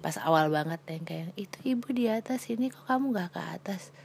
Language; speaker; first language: Indonesian; native; Indonesian